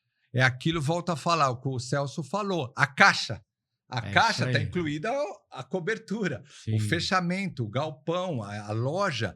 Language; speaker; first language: Portuguese; native; Portuguese